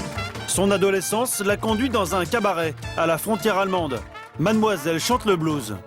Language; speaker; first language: French; native; French